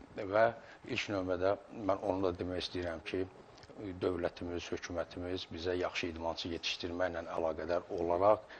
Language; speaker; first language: Azerbaijani; native; Azerbaijani